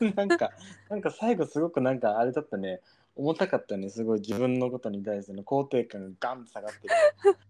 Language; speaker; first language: Japanese; early bilingual, heritage; Japanese